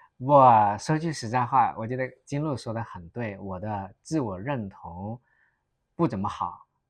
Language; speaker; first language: Chinese; native; Chinese